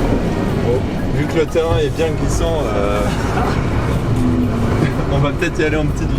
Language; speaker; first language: French; native; French